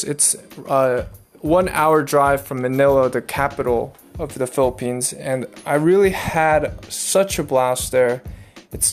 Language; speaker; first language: English; non-native, local second language; Korean